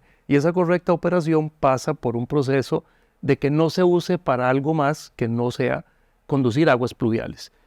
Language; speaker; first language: Spanish; native; Spanish